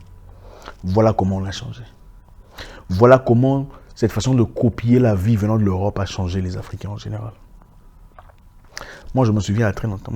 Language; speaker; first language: French; native; French